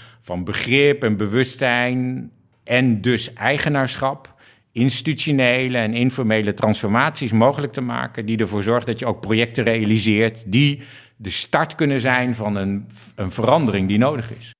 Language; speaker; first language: Dutch; native; Dutch